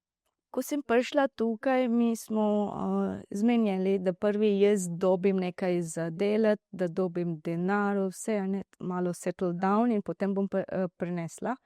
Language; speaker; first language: Slovenian; non-native, learner; Divehi